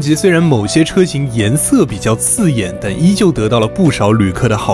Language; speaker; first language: Chinese; native; Chinese